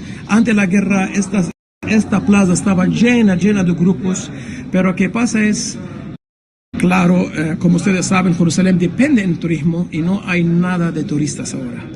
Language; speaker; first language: Spanish; non-native, fluent; Arabic